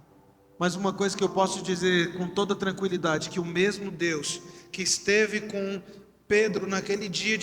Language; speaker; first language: Portuguese; native; Portuguese